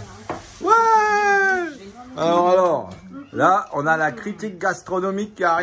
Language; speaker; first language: French; native; French